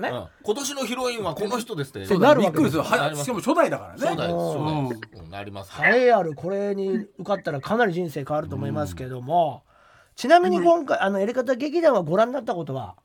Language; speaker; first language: Japanese; native; Japanese